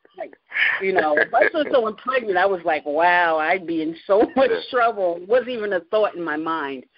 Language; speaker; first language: English; native; English